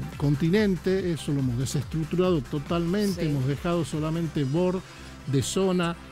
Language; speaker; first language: Spanish; native; Spanish